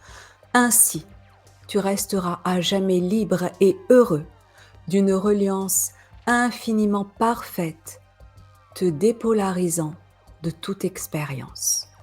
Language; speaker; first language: French; native; French